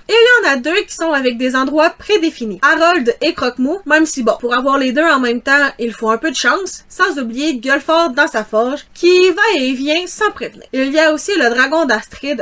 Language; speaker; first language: French; native; French